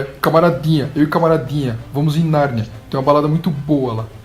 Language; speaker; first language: Portuguese; native; Portuguese